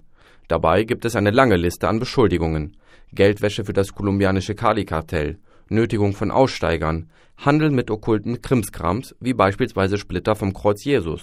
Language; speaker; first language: German; native; German